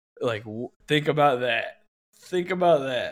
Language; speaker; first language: English; native; English